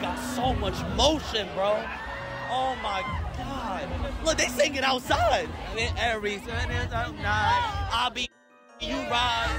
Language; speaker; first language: English; early bilingual, other home language; Chinese